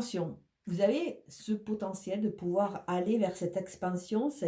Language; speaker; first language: French; native; French